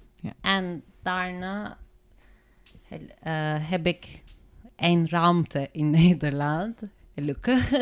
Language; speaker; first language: Dutch; non-native, learner; Turkish